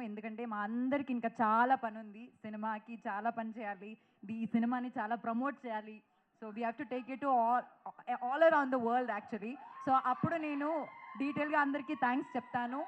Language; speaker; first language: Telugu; non-native, fluent; Malayalam